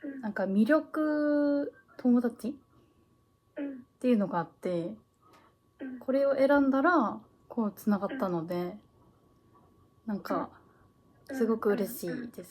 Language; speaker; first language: Japanese; early bilingual, heritage; Korean